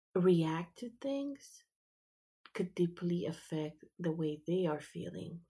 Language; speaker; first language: English; early bilingual, other home language; Spanish